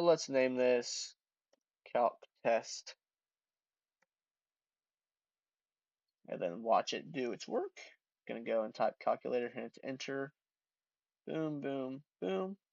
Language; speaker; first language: English; native; English